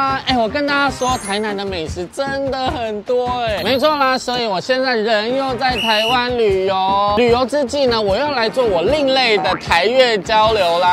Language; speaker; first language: Chinese; non-native, fluent; Vietnamese